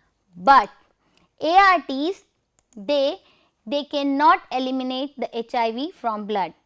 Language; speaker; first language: English; non-native, local second language; Hindi